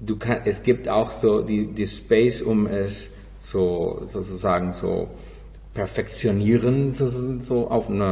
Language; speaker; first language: German; non-native, fluent; Spanish